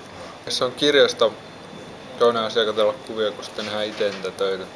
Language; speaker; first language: Finnish; native; Finnish